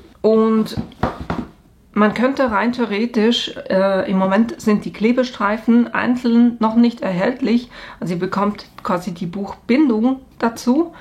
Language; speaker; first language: German; native; German